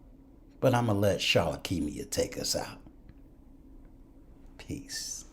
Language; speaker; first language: English; native; English